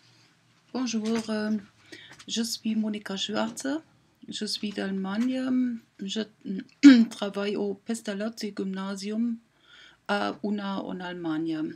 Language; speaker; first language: French; non-native, learner; German